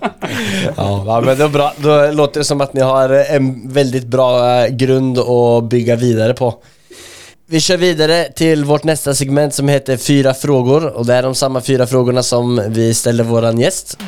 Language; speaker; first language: Swedish; native; Swedish